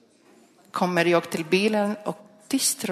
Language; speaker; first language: Swedish; non-native, learner; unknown